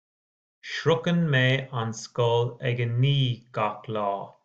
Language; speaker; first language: Irish; non-native, learner; English